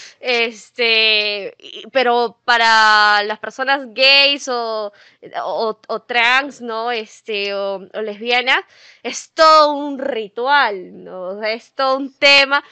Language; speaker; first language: Spanish; native; Spanish